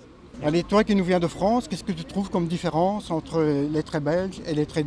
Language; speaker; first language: French; native; French